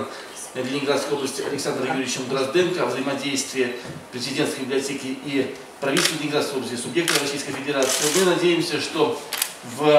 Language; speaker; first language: Russian; native; Russian